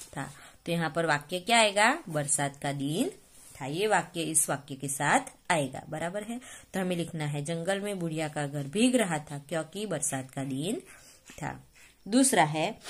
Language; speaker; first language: Hindi; non-native, local second language; Gujarati